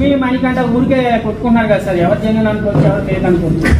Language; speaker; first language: Telugu; native; Telugu